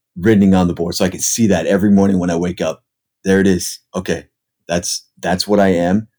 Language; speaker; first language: English; native; English